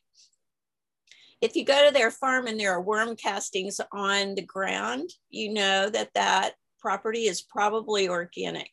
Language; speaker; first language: English; native; English